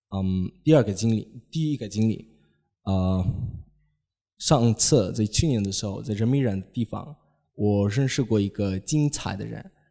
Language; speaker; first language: Chinese; non-native, fluent; Polish